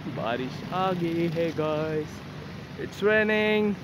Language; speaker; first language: Hindi; non-native, local second language; Marathi